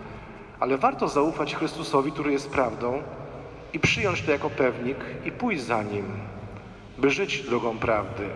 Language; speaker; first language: Polish; native; Polish